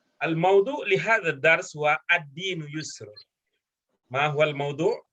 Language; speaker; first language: Arabic; non-native, fluent; Indonesian